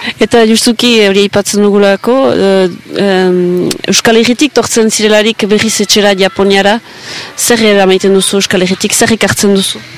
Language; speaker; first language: Basque; native; Basque